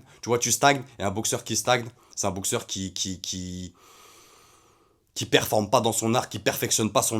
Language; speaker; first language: French; native; French